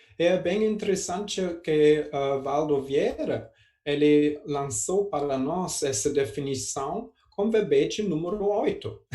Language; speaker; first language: Portuguese; non-native, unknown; German